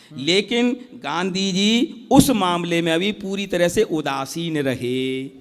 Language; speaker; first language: Hindi; native; Hindi